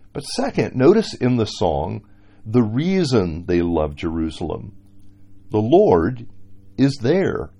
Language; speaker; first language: English; native; English